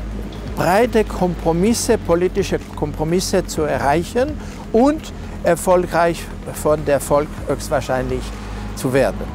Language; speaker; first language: German; non-native, local second language; French